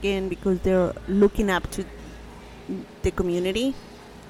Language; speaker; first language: English; non-native, fluent; Spanish